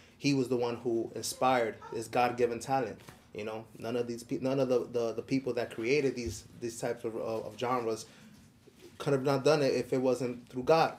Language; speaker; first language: English; early bilingual, other home language; Spanish